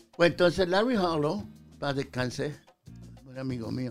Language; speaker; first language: Spanish; early bilingual, heritage; Spanish